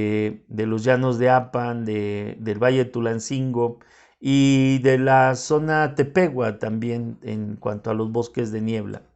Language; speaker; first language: Spanish; native; Spanish